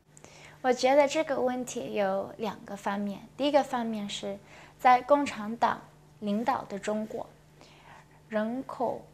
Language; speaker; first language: Chinese; non-native, local second language; Cantonese